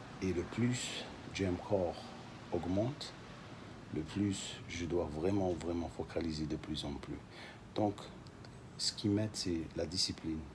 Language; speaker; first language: French; non-native, local second language; Arabic